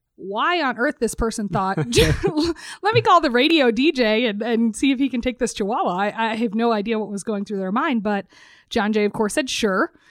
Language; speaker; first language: English; native; English